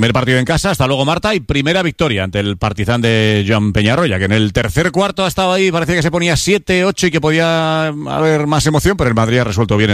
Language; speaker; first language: Spanish; native; Spanish